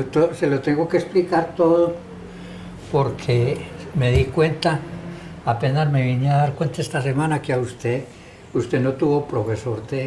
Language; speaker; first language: Spanish; native; Spanish